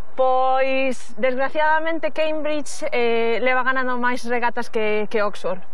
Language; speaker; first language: Galician; native; Galician